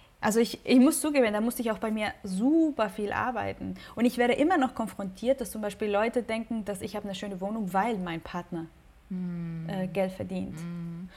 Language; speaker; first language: German; non-native, fluent; Spanish